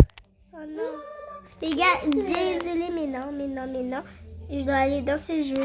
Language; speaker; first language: French; native; French